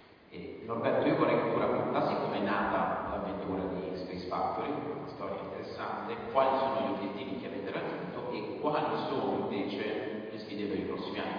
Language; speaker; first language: Italian; native; Italian